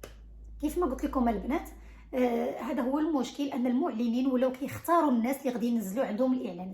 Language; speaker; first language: Arabic; native; Arabic